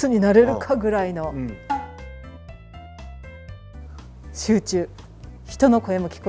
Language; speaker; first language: Japanese; native; Japanese